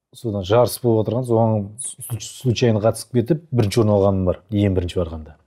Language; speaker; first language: Kazakh; native; Kazakh